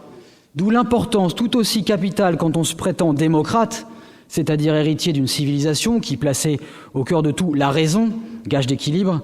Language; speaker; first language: French; native; French